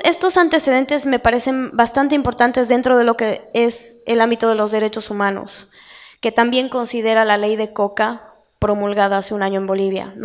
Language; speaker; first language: Spanish; native; Spanish